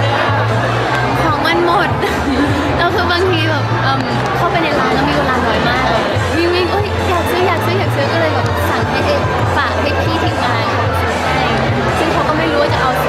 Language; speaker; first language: Thai; native; Thai